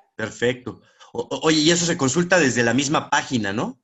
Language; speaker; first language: Spanish; native; Spanish